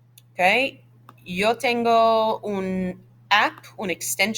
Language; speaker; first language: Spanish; non-native, fluent; English